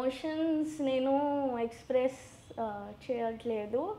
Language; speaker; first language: Telugu; non-native, learner; Gujarati